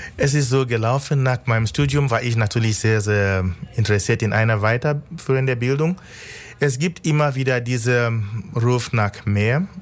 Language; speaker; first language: German; non-native, fluent; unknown